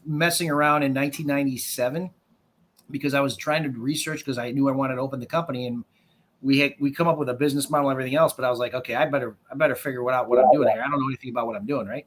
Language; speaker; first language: English; native; English